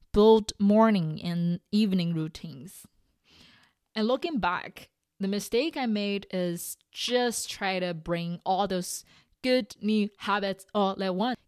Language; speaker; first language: English; non-native, fluent; Chinese